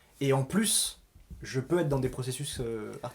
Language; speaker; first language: French; native; French